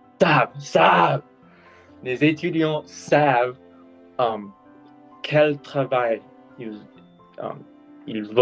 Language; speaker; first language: French; non-native, learner; English